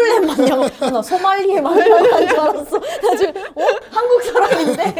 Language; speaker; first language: Korean; native; Korean